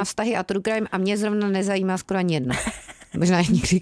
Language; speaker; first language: Czech; native; Czech